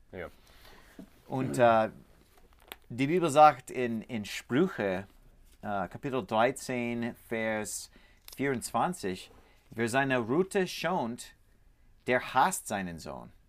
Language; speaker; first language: German; non-native, learner; English